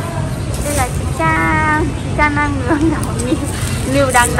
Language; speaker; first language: Vietnamese; native; Vietnamese